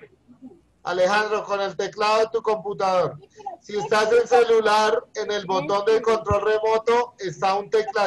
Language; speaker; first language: Spanish; native; Spanish